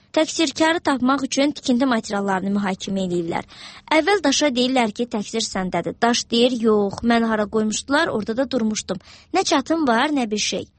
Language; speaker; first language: Azerbaijani; native; Azerbaijani